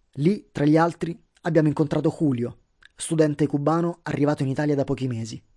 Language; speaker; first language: Italian; native; Italian